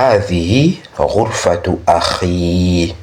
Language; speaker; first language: Arabic; non-native, fluent; French